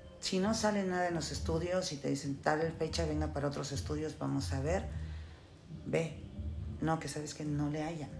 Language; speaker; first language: Spanish; native; Spanish